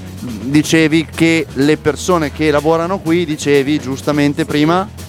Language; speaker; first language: Italian; native; Italian